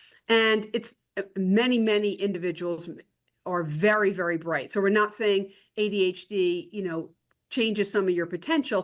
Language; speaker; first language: English; native; English